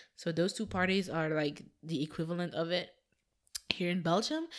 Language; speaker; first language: English; non-native, fluent; Dutch